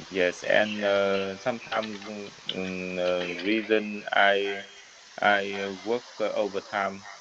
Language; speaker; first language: English; non-native, learner; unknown